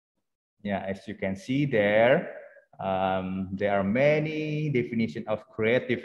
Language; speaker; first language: English; non-native, fluent; Indonesian